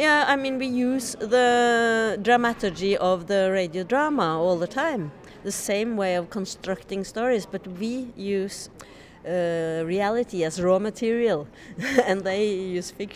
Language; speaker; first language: English; non-native, fluent; Norwegian